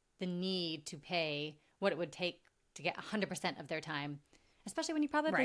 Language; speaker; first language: English; native; English